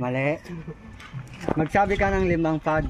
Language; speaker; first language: Filipino; native; Filipino